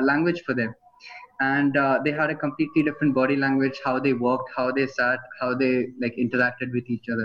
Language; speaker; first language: English; non-native, fluent; Hindi